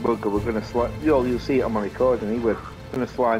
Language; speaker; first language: English; native; English